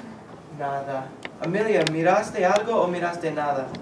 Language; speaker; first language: Spanish; non-native, fluent; English